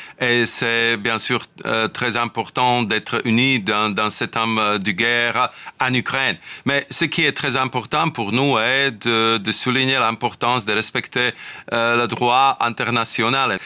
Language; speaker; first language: French; non-native, fluent; Slovak